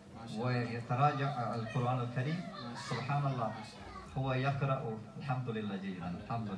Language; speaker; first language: Arabic; non-native, fluent; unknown